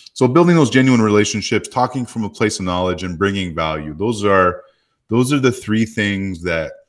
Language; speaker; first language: English; native; English